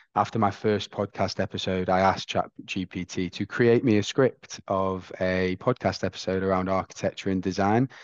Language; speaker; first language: English; native; English